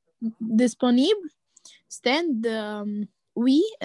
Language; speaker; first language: French; non-native, learner; Arabic